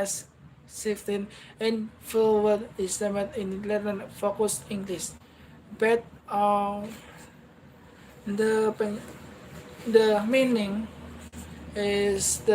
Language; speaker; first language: English; non-native, learner; Indonesian